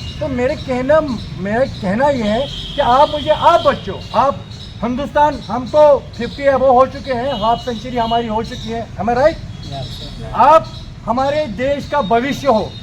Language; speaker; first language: Hindi; non-native, local second language; Kashmiri